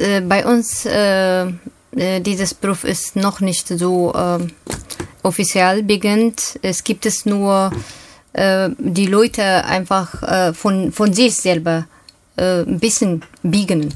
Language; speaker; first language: German; non-native, learner; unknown